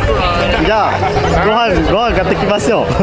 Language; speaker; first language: Japanese; non-native, learner; Indonesian